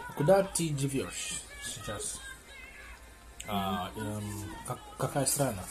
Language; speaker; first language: Russian; non-native, learner; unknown